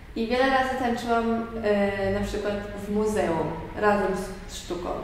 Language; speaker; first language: Polish; early bilingual, heritage; Polish